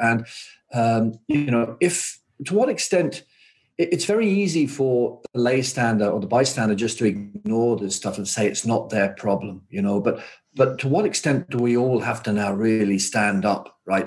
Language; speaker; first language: English; native; English